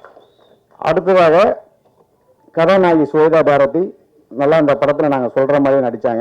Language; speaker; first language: Tamil; native; Tamil